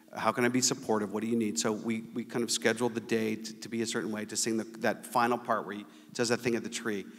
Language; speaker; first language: English; native; English